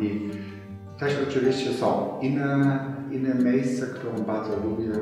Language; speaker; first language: Polish; non-native, learner; German